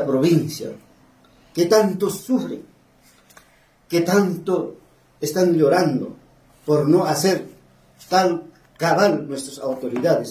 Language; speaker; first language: Spanish; native; Spanish